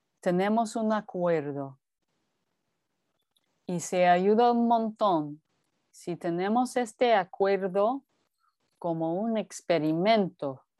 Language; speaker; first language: Spanish; non-native, fluent; English